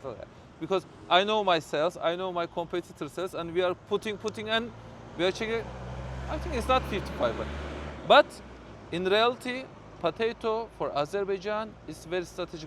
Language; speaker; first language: English; non-native, fluent; Turkish